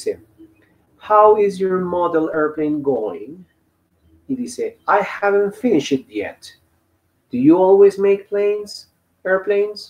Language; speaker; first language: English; non-native, fluent; Spanish